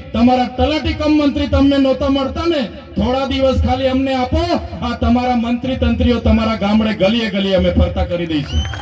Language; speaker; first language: Gujarati; non-native, local second language; Vasavi